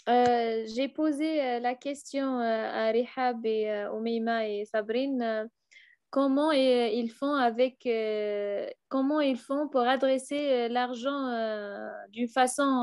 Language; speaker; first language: French; non-native, learner; Arabic